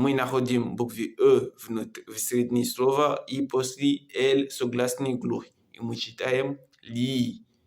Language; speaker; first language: Russian; non-native, learner; Comorian